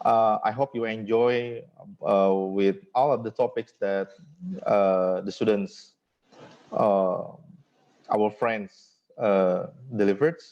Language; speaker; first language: English; non-native, fluent; Indonesian